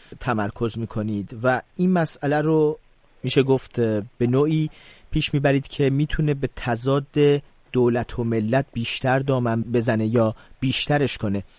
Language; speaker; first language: Persian; native; Persian